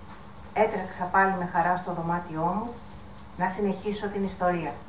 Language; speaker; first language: Greek; native; Greek